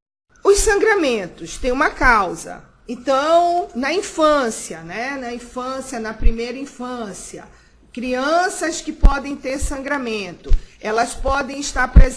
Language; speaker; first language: Portuguese; native; Portuguese